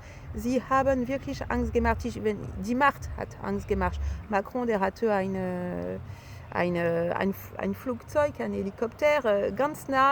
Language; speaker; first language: German; non-native, fluent; French